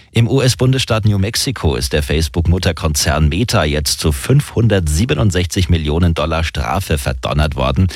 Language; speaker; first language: German; native; German